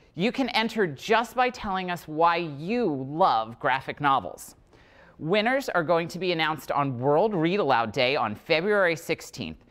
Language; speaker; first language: English; native; English